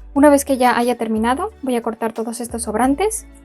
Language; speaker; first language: Spanish; native; Spanish